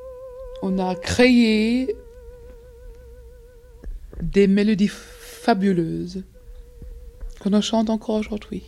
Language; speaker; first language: French; non-native, fluent; English